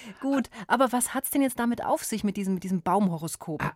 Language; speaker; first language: German; native; German